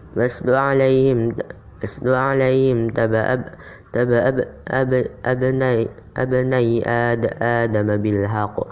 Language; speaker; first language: Arabic; non-native, learner; Indonesian